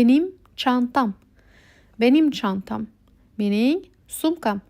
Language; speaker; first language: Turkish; non-native, fluent; Uzbek